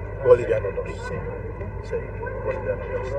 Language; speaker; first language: Spanish; non-native, learner; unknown